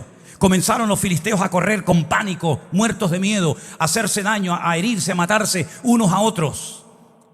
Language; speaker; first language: Spanish; native; Spanish